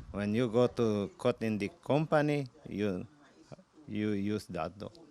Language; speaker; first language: English; non-native, local second language; Spanish